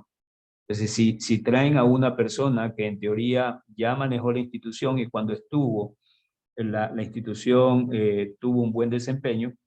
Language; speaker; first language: Spanish; native; Spanish